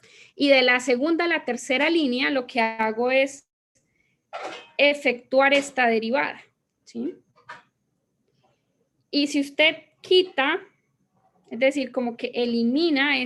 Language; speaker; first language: Spanish; native; Spanish